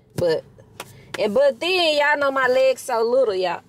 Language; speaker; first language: English; native; English